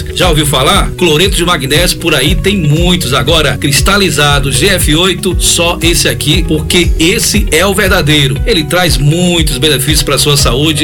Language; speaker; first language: Portuguese; native; Portuguese